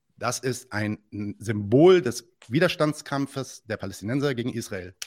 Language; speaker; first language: German; early bilingual, other home language; Arabic